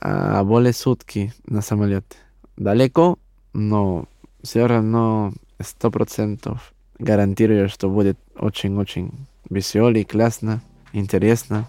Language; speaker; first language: Russian; non-native, learner; Spanish